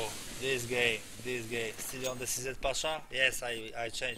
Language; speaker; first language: English; non-native, learner; Polish